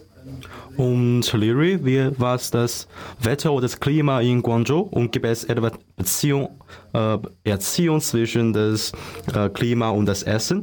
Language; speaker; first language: German; non-native, learner; Chinese